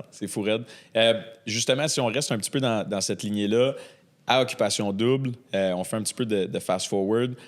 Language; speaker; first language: French; native; French